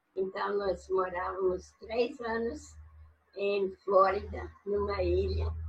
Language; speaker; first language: Portuguese; non-native, fluent; English